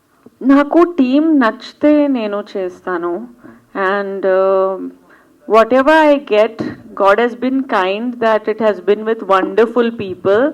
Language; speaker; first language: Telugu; non-native, learner; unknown